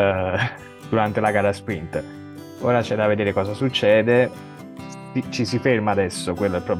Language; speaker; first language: Italian; native; Italian